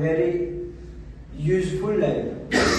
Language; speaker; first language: English; non-native, learner; Hindi